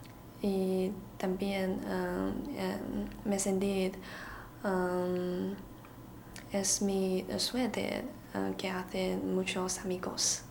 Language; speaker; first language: Spanish; non-native, learner; Chinese